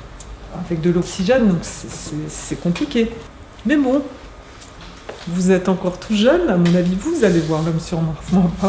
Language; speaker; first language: French; native; French